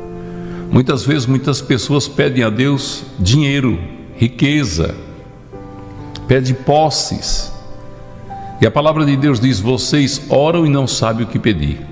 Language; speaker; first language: Portuguese; native; Portuguese